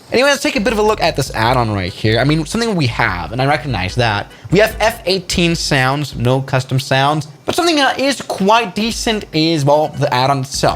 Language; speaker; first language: English; non-native, fluent; German